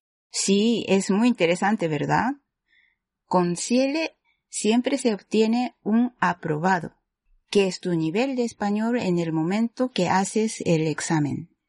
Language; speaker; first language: Spanish; non-native, fluent; Japanese